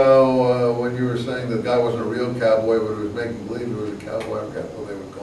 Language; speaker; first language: English; native; English